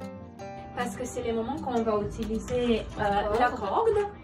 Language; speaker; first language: French; non-native, fluent; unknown